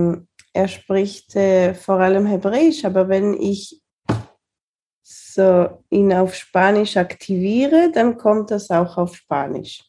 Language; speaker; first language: German; early bilingual, heritage; Spanish